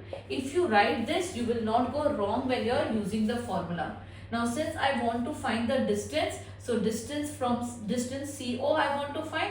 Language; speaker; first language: English; non-native, local second language; Hindi